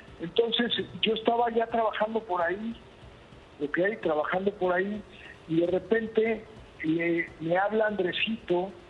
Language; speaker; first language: Spanish; native; Spanish